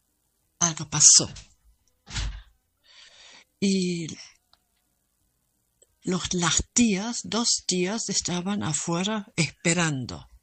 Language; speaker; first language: Spanish; non-native, fluent; German